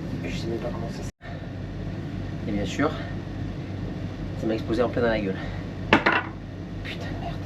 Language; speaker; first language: French; native; French